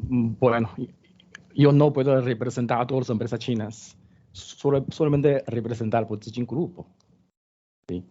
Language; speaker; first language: Spanish; non-native, learner; Chinese